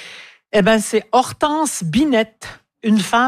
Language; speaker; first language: French; native; French